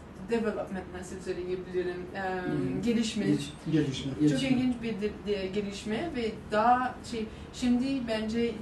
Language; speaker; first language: Turkish; non-native, learner; English